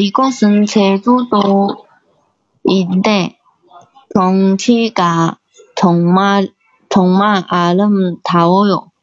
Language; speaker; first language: Korean; non-native, learner; Chinese